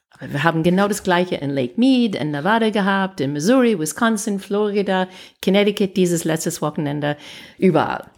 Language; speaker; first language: German; non-native, fluent; English